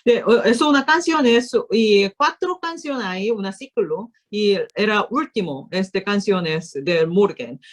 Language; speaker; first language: Spanish; non-native, learner; Korean